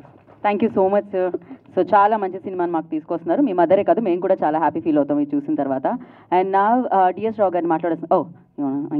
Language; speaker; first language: Telugu; native; Telugu